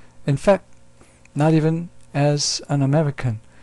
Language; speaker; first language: English; non-native, fluent; Korean